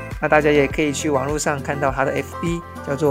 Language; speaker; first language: Chinese; native; Chinese